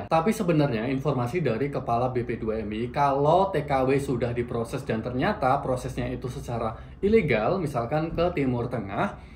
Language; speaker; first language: Indonesian; native; Indonesian